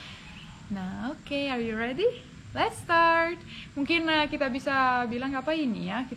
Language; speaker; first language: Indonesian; non-native, fluent; Romanian